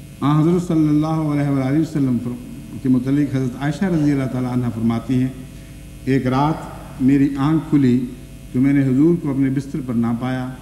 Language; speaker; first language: Urdu; non-native, local second language; Punjabi